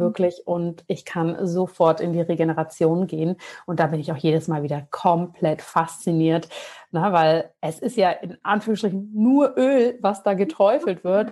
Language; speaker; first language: German; native; German